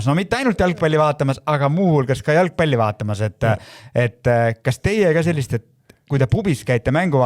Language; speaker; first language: Estonian; native; Estonian